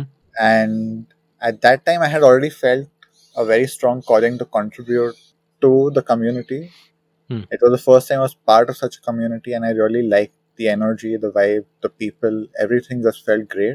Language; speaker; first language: English; non-native, local second language; Hindi